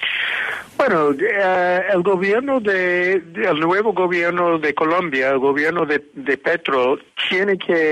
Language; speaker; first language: Spanish; non-native, fluent; English